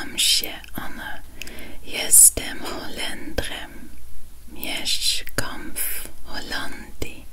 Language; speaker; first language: Polish; non-native, learner; Dutch